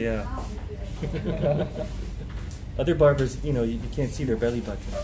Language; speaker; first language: English; native; English